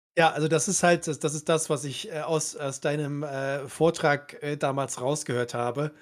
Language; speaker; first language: German; native; German